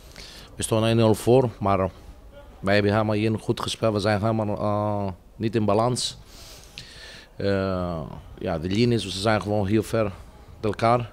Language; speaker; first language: Dutch; non-native, fluent; Greek